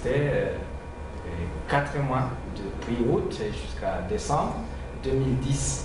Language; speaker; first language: French; non-native, local second language; Rundi